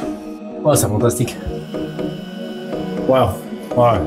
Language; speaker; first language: French; non-native, fluent; Dutch